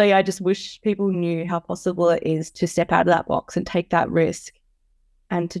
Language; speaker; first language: English; native; English